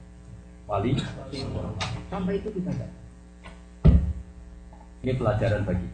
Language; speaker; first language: Indonesian; native; Indonesian